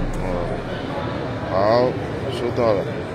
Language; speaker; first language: Chinese; non-native, fluent; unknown